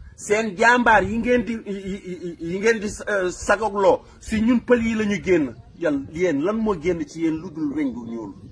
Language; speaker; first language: Wolof; non-native, local second language; Fula